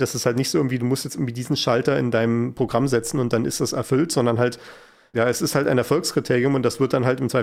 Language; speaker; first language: German; native; German